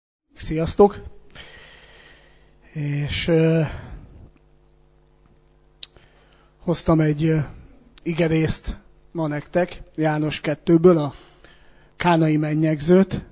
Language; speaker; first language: Hungarian; native; Hungarian